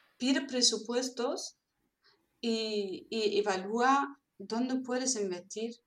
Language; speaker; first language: Spanish; non-native, fluent; German